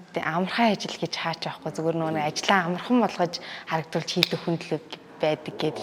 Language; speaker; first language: Mongolian; native; Mongolian